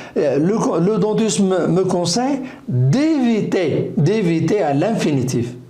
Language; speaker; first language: French; non-native, local second language; Arabic